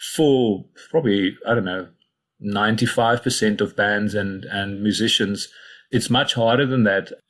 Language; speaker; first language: English; non-native, local second language; Afrikaans